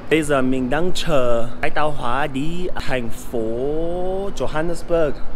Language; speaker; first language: Vietnamese; non-native, fluent; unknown